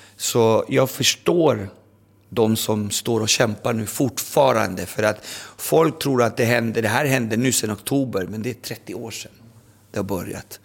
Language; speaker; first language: Swedish; early bilingual, other home language; Spanish